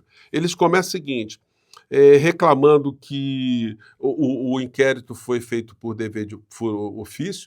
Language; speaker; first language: Portuguese; native; Portuguese